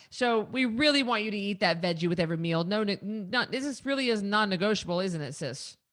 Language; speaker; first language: English; native; English